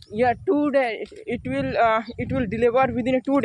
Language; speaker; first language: English; non-native, learner; Hindi